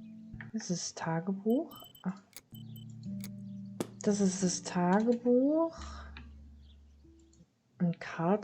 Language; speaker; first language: German; native; German